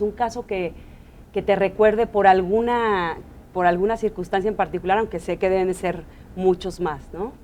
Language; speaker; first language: Spanish; native; Spanish